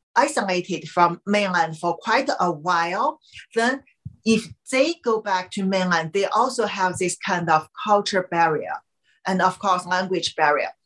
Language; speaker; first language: English; non-native, fluent; Chinese